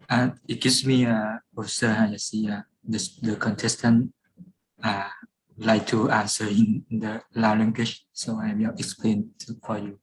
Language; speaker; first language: English; non-native, fluent; Lao